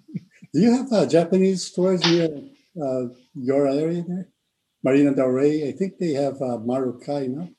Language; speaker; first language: English; non-native, fluent; Portuguese